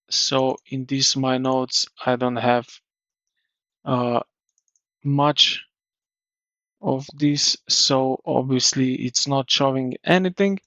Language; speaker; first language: English; non-native, fluent; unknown